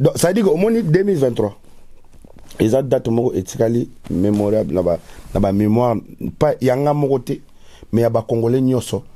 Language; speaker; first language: French; non-native, local second language; Lingala